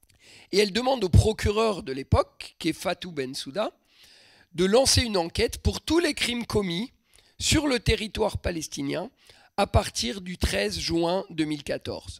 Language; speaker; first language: French; native; French